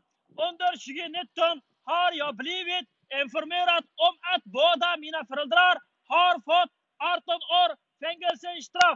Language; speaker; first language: Swedish; non-native, learner; Uyghur